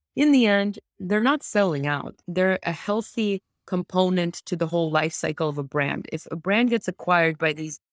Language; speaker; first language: English; early bilingual, other home language; Russian